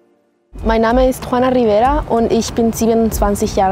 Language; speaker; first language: German; non-native, fluent; Spanish